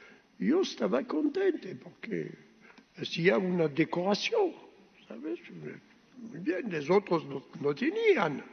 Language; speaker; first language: Spanish; early bilingual, heritage; Ladino